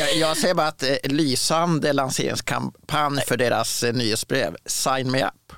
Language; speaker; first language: Swedish; native; Swedish